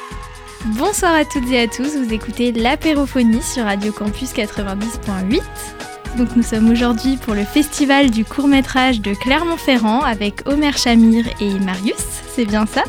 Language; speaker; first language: French; native; French